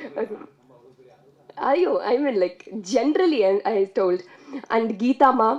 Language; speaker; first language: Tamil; non-native, learner; Telugu